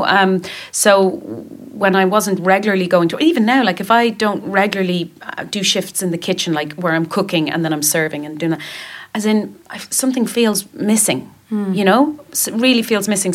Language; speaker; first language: English; native; English